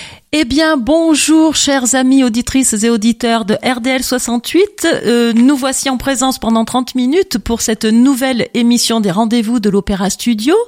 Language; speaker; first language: French; native; French